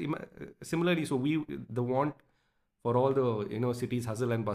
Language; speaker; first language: English; non-native, local second language; Tamil